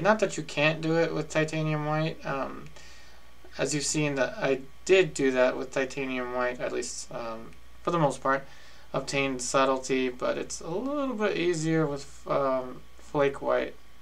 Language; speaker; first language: English; early bilingual, other home language; Spanish